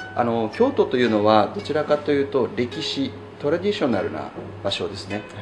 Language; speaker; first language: Japanese; native; Japanese